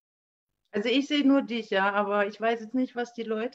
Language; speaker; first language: German; native; German